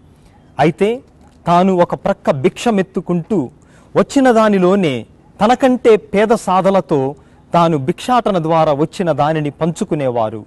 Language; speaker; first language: Telugu; native; Telugu